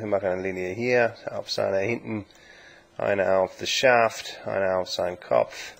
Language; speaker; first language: German; non-native, learner; English